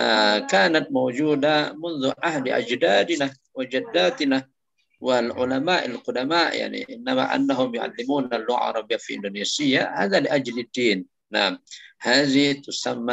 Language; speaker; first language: Arabic; non-native, fluent; Indonesian